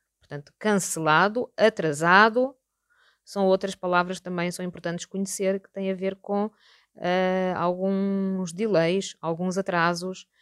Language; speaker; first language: Portuguese; native; Portuguese